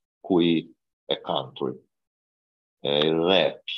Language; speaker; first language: Italian; non-native, learner; Portuguese